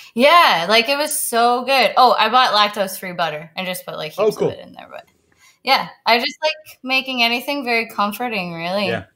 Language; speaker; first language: English; native; English